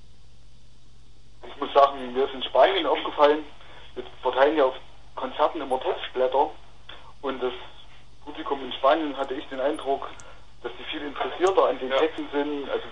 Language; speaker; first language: German; native; German